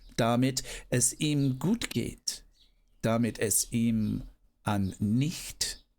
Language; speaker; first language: German; non-native, learner; English